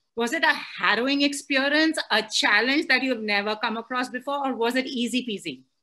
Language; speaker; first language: English; non-native, local second language; Hindi